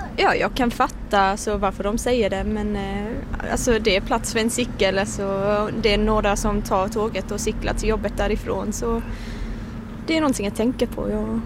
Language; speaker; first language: Swedish; non-native, fluent; English